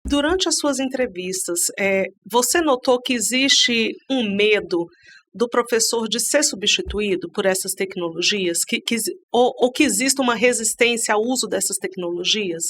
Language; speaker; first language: Portuguese; native; Portuguese